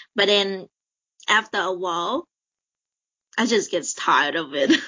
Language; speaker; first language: English; non-native, fluent; Vietnamese